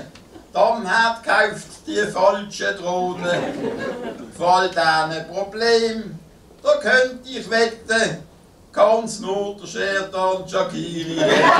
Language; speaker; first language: German; native; German